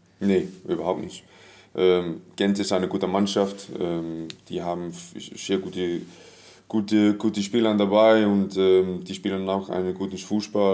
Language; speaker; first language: German; non-native, fluent; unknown